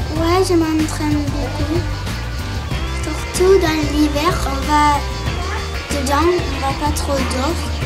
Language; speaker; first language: French; early bilingual, heritage; English